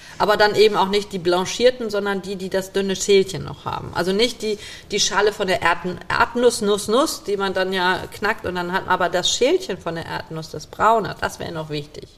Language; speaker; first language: German; native; German